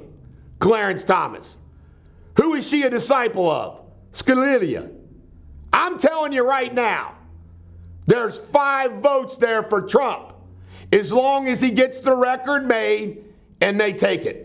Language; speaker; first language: English; native; English